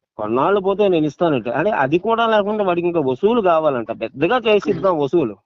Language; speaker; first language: Telugu; non-native, local second language; Odia